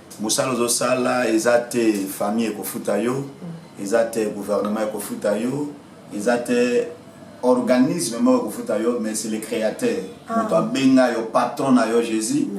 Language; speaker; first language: Lingala; native; Lingala